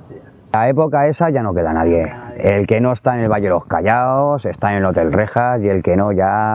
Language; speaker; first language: Spanish; native; Spanish